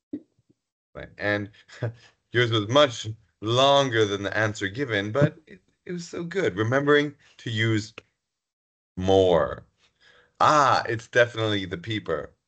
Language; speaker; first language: English; non-native, fluent; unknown